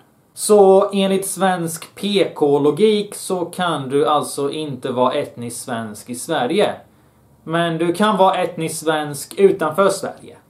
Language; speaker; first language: Swedish; early bilingual, other home language; Bosnian